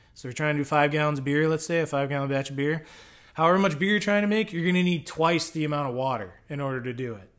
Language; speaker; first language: English; native; English